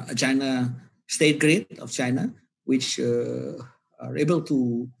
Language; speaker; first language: English; non-native, fluent; Indonesian